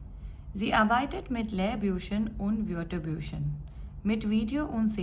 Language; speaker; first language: German; non-native, fluent; Gujarati